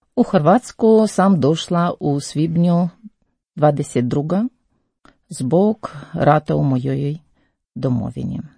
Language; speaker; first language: Croatian; non-native, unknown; Ukrainian